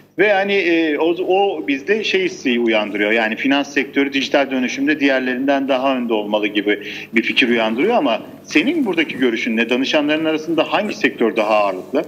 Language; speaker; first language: Turkish; native; Turkish